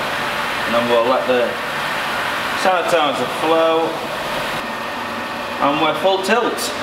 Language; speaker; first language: English; native; English